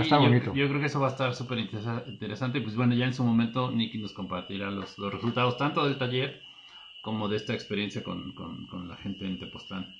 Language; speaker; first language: Spanish; native; Spanish